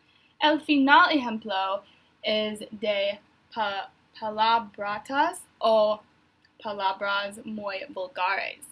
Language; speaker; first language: Spanish; non-native, learner; English